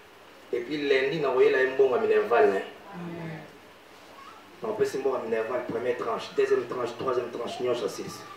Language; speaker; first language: French; non-native, local second language; Lingala